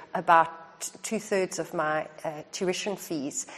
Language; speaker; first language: English; native; English